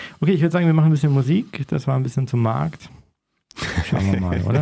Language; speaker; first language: German; native; German